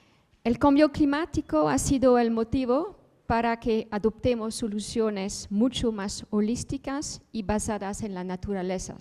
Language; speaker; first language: Spanish; non-native, fluent; Dutch